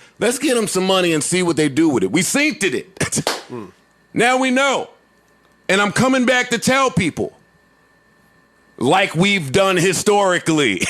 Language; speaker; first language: English; native; English